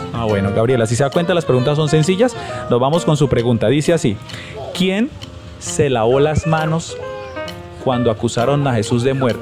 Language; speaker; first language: Spanish; native; Spanish